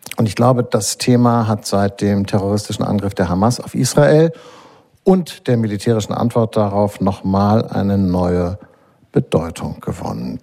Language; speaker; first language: German; native; German